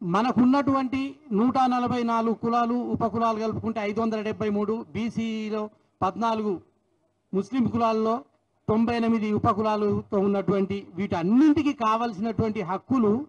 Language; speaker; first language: Telugu; native; Telugu